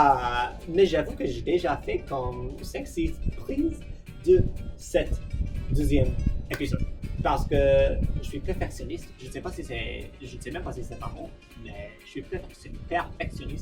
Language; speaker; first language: French; non-native, fluent; English